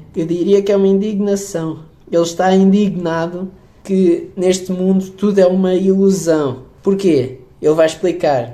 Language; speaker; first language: Portuguese; native; Portuguese